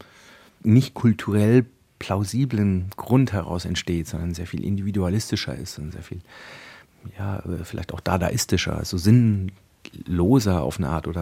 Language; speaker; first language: German; native; German